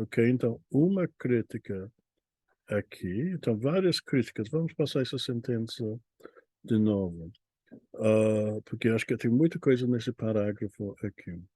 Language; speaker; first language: Portuguese; non-native, fluent; English